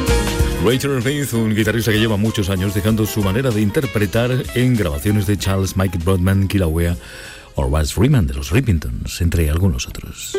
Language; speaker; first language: Spanish; native; Spanish